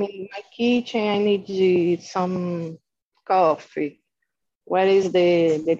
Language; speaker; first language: English; non-native, learner; Portuguese